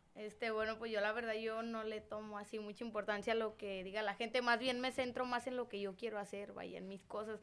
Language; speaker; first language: Spanish; native; Spanish